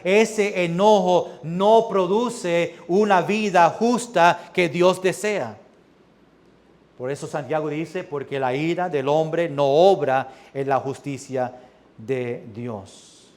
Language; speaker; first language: Spanish; early bilingual, heritage; English